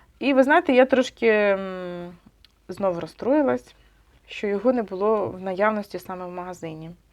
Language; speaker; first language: Ukrainian; non-native, local second language; Russian